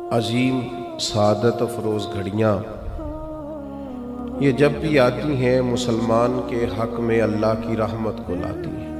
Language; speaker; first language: Urdu; native; Urdu